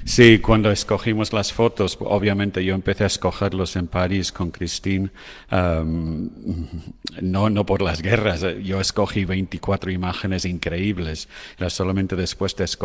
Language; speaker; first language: Spanish; non-native, fluent; English